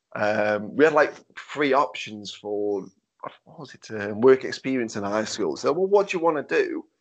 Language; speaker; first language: English; native; English